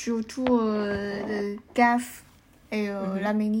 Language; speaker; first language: French; non-native, learner; Chinese